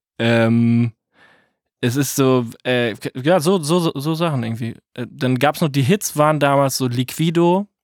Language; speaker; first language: German; native; German